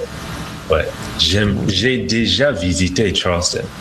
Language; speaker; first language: French; non-native, fluent; English